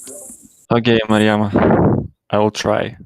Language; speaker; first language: English; non-native, learner; Russian